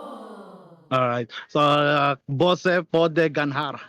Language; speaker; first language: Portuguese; non-native, learner; English